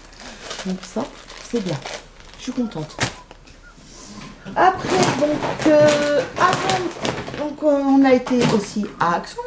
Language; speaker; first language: French; native; French